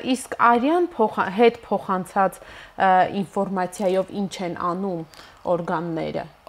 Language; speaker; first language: Armenian; native; Armenian